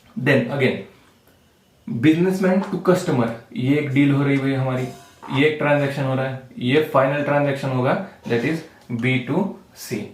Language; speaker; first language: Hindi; non-native, local second language; Marathi